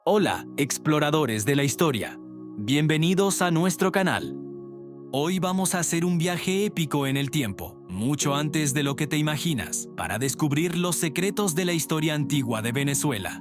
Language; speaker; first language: Spanish; native; Spanish